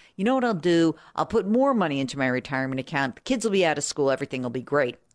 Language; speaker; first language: English; native; English